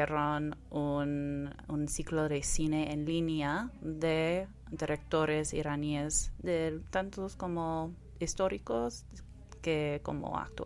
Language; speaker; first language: Spanish; non-native, fluent; English